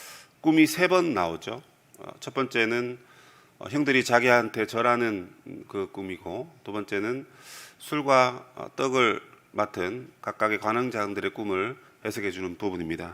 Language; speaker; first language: Korean; native; Korean